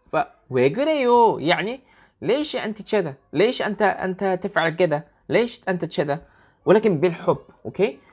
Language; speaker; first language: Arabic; non-native, learner; Korean